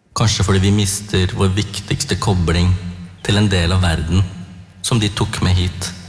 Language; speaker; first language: Norwegian; early bilingual, other home language; Tamil